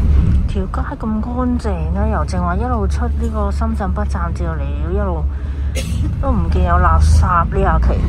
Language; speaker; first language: Chinese; native; Chinese